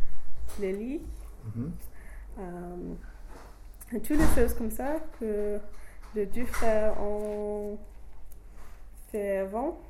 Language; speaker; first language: French; non-native, learner; English